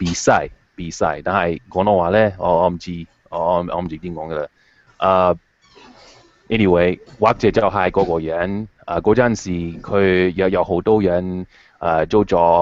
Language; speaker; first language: Cantonese; non-native, fluent; English